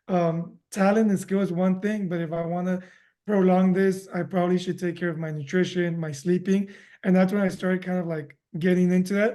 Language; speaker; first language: English; early bilingual, other home language; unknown